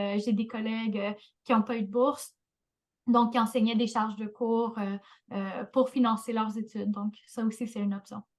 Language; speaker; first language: French; native; French